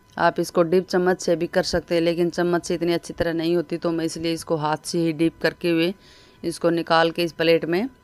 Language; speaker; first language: Hindi; native; Hindi